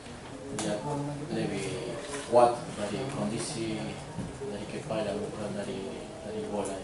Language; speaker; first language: Indonesian; non-native, learner; Spanish